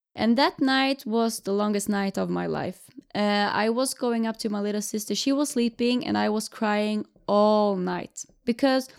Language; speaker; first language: English; non-native, fluent; Swedish